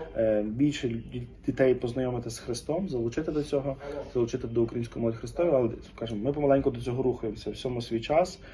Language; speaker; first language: Ukrainian; native; Ukrainian